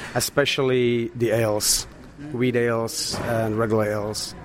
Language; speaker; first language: English; non-native, fluent; Slovak